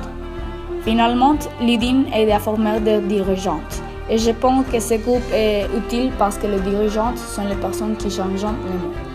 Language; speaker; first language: French; non-native, fluent; Spanish